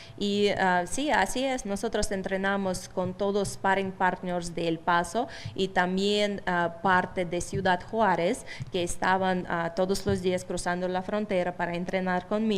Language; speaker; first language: Spanish; non-native, fluent; Russian